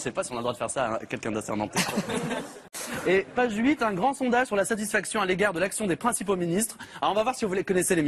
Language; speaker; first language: French; native; French